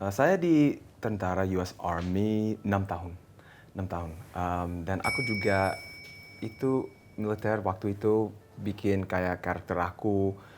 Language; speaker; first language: Indonesian; early bilingual, heritage; English